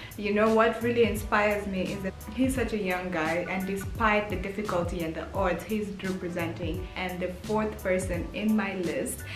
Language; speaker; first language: English; early bilingual, heritage; English